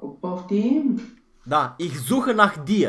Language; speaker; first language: German; non-native, fluent; Romanian